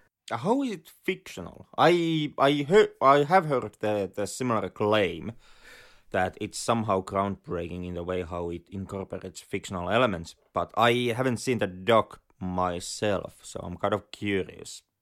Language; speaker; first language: English; non-native, fluent; Finnish